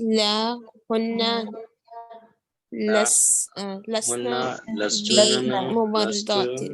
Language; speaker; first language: Arabic; non-native, learner; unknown